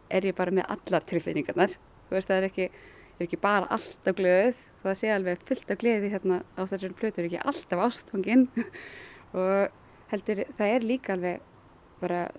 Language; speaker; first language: Icelandic; native; Icelandic